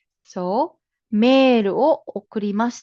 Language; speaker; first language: Japanese; non-native, fluent; Filipino